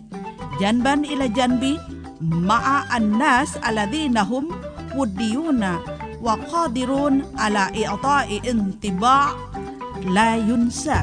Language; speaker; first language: Arabic; non-native, fluent; Indonesian